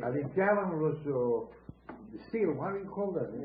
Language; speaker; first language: English; non-native, fluent; Ladino